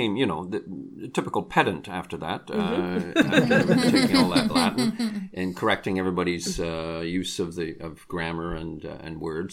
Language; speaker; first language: English; native; English